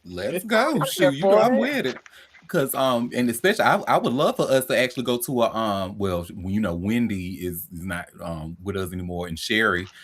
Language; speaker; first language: English; native; English